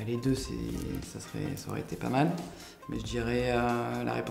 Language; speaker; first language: French; native; French